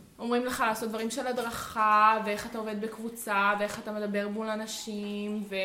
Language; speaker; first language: Hebrew; early bilingual, heritage; Hebrew